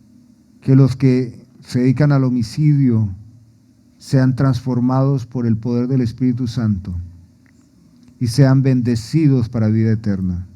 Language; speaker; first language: Spanish; native; Spanish